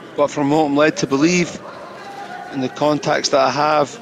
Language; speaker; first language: English; native; English